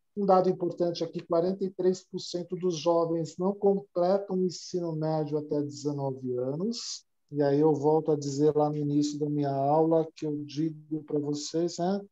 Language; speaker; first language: Portuguese; native; Portuguese